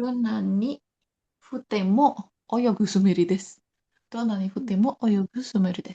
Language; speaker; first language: Japanese; non-native, learner; Indonesian